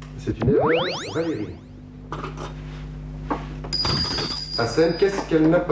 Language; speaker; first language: French; native; French